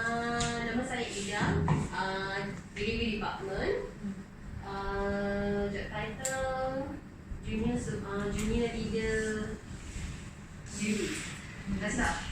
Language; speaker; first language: Malay; native; Malay